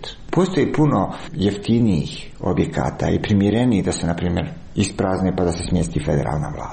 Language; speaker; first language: Serbian; native; Serbian